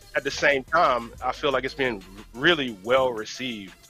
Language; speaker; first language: English; native; English